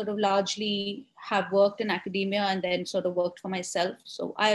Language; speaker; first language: English; non-native, local second language; Hindi